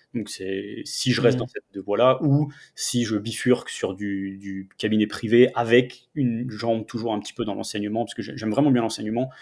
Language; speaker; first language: French; native; French